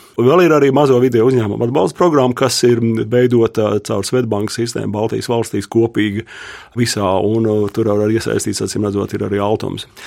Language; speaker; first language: Latvian; native; Latvian